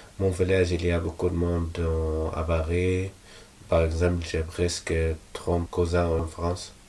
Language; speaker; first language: French; non-native, learner; Arabic